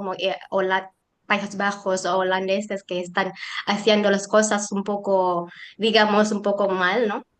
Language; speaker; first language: Spanish; non-native, learner; Indonesian